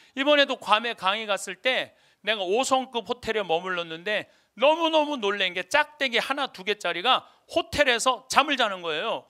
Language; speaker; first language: Korean; native; Korean